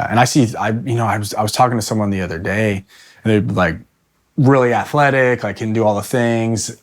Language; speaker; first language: English; native; English